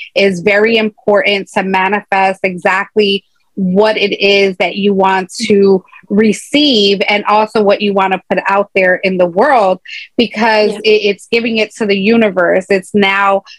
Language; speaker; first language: English; native; English